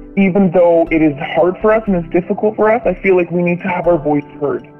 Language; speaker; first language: English; native; English